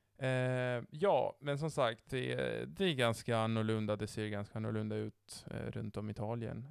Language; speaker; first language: Swedish; non-native, fluent; Italian